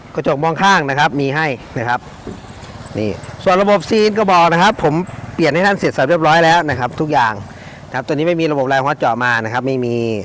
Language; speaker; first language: Thai; non-native, local second language; Northeastern Thai